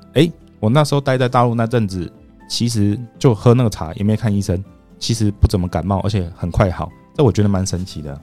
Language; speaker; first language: Chinese; native; Chinese